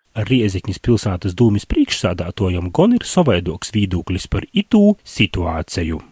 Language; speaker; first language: Latvian; native; Latvian